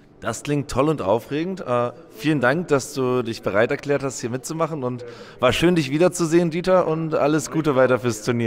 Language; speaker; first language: German; native; German